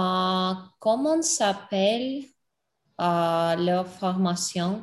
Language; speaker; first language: French; non-native, learner; English